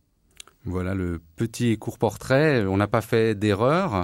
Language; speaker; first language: French; native; French